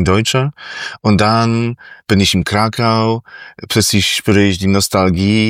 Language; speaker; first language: German; non-native, fluent; Polish